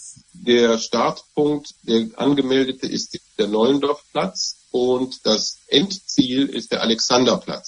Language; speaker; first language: German; native; German